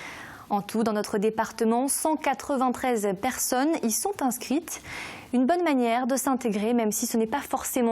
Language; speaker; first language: French; native; French